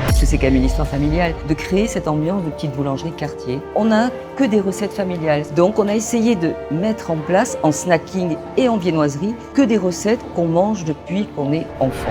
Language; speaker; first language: French; native; French